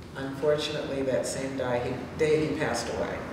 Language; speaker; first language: English; native; English